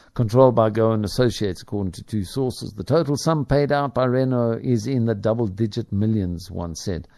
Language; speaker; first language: English; native; English